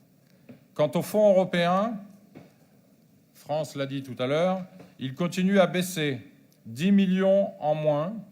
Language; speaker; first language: French; native; French